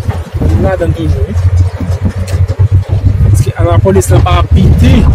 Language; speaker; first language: Portuguese; non-native, learner; Haitian Creole